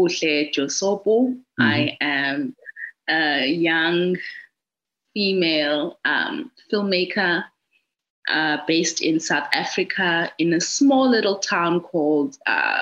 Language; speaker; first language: English; non-native, local second language; Xhosa